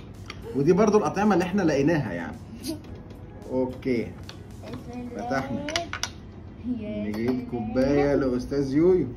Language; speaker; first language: Arabic; native; Arabic